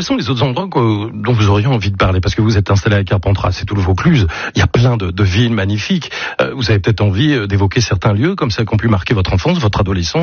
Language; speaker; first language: French; native; French